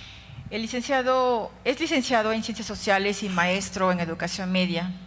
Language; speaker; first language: Spanish; native; Spanish